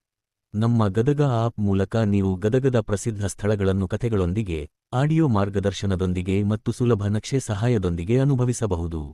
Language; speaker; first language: Kannada; native; Kannada